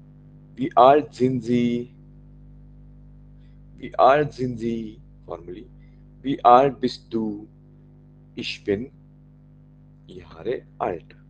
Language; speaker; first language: German; non-native, learner; Marathi